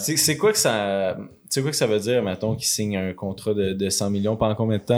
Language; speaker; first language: French; native; French